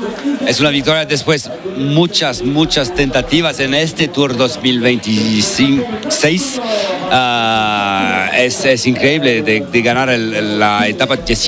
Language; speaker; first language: Spanish; non-native, fluent; French